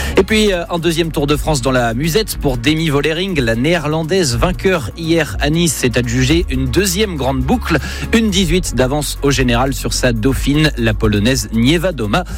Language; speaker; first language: French; native; French